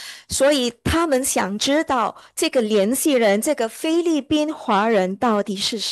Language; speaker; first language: Chinese; early bilingual, heritage; Chinese